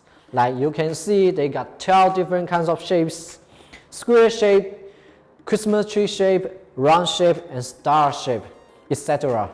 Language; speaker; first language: English; non-native, fluent; Chinese